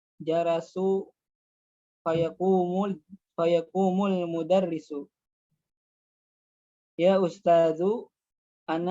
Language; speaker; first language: Arabic; non-native, learner; Indonesian